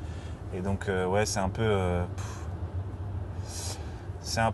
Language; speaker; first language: French; native; French